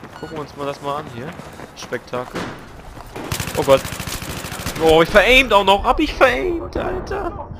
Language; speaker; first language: German; native; German